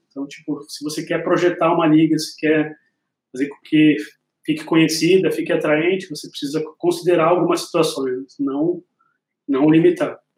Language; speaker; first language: Portuguese; native; Portuguese